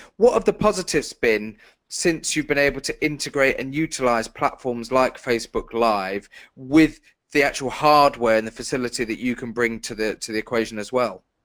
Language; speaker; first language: English; native; English